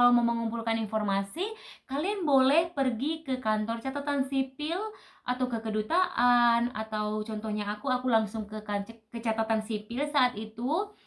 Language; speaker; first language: Indonesian; native; Indonesian